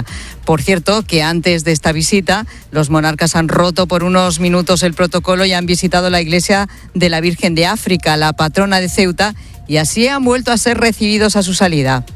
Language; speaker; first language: Spanish; native; Spanish